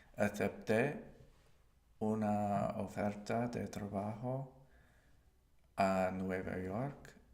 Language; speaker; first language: Spanish; non-native, learner; English